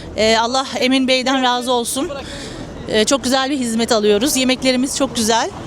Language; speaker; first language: Turkish; non-native, fluent; Arabic